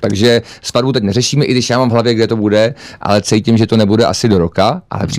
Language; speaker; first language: Czech; native; Czech